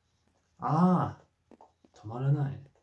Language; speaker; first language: Japanese; non-native, fluent; English